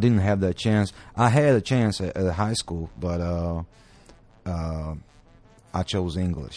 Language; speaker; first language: English; non-native, fluent; Hungarian